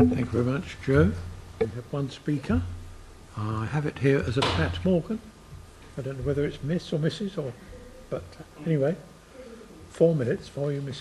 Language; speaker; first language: English; native; English